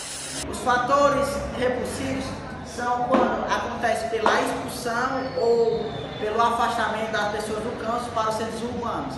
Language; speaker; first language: Portuguese; native; Portuguese